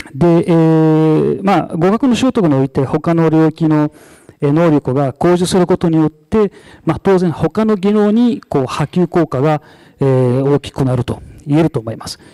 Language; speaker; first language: Japanese; non-native, fluent; Arabic